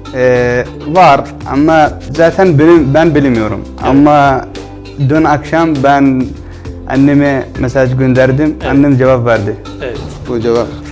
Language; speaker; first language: Turkish; non-native, fluent; Arabic